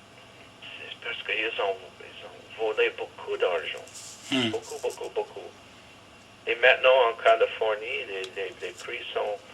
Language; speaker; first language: French; non-native, fluent; English